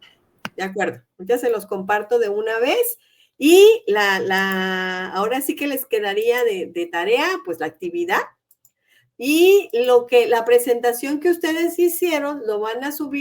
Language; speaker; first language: Spanish; native; Spanish